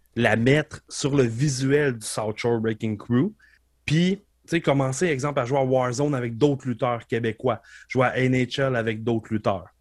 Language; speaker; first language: French; native; French